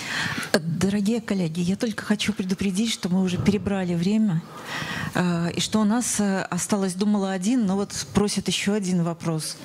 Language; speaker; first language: Russian; native; Russian